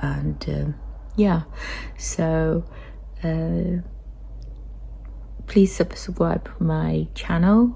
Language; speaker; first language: English; non-native, fluent; Chinese